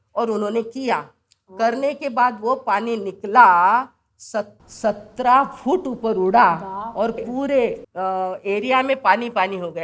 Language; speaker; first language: Hindi; non-native, local second language; Marathi